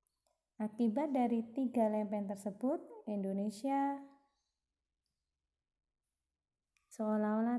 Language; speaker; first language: Indonesian; native; Indonesian